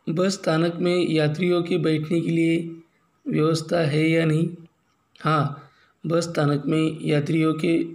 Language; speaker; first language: Hindi; non-native, local second language; Marathi